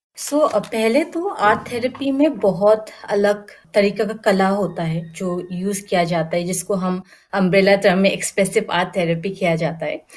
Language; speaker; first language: Hindi; non-native, local second language; Garo